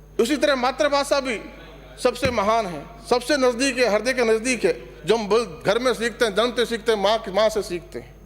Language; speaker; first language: Hindi; non-native, local second language; Marwari